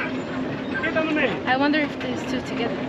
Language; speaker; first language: English; non-native, learner; Portuguese